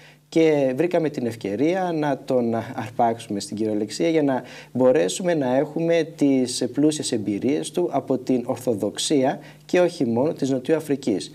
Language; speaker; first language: Greek; native; Greek